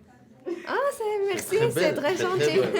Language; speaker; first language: French; non-native, learner; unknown